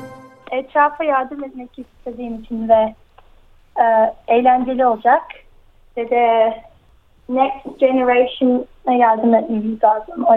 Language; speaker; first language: Turkish; early bilingual, heritage; Turkish